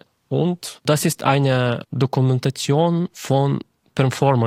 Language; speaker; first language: German; non-native, learner; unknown